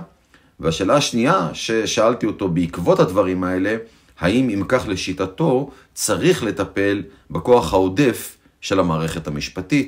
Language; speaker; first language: Hebrew; native; Hebrew